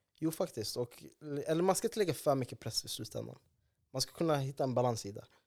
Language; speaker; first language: Swedish; early bilingual, other home language; Somali